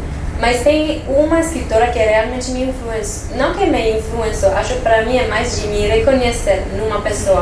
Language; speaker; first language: Portuguese; non-native, fluent; French